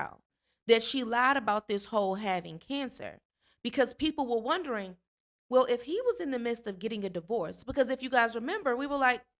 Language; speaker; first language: English; native; English